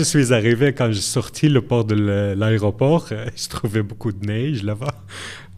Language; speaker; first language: French; non-native, learner; Arabic